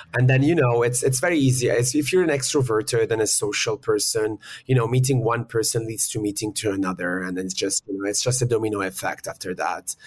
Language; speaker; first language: English; early bilingual, other home language; Arabic